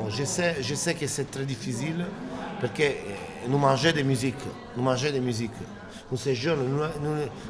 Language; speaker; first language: French; non-native, learner; Italian